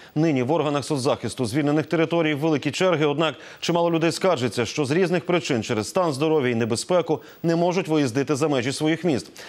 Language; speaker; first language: Ukrainian; native; Ukrainian